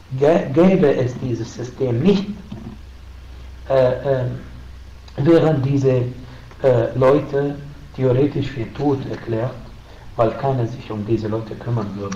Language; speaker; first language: German; non-native, fluent; Arabic